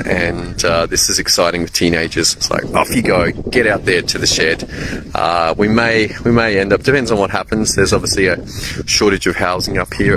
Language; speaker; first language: English; native; English